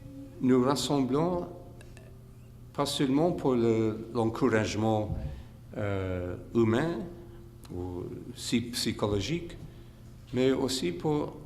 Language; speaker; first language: French; non-native, fluent; English